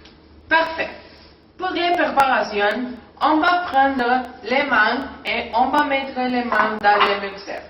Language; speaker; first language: French; non-native, learner; Spanish